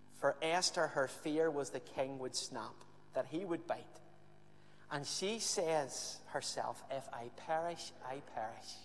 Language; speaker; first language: English; native; English